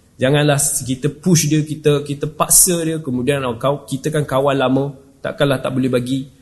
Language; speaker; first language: Malay; native; Malay